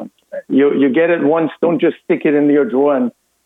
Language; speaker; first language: English; non-native, fluent; German